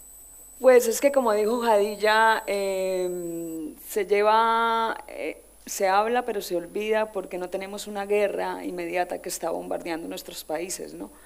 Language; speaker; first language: Spanish; native; Spanish